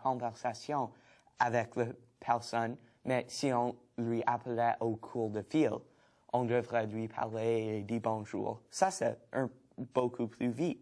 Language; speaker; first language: French; non-native, learner; English